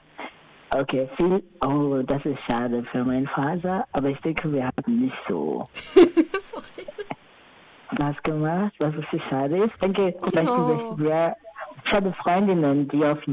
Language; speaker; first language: German; non-native, fluent; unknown